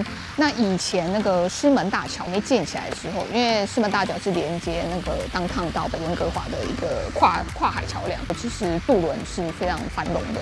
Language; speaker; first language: Chinese; native; Chinese